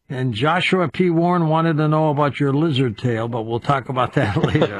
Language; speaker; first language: English; native; English